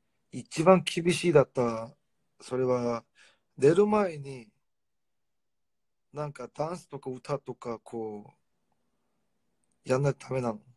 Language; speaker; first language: Japanese; non-native, fluent; Korean